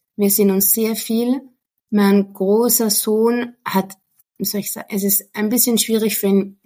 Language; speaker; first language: German; native; German